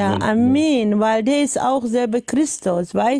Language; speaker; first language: German; non-native, learner; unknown